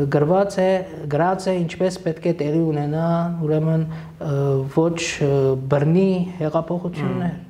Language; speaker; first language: Armenian; early bilingual, heritage; Armenian